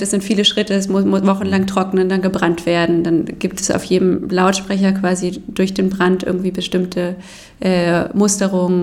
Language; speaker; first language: German; native; German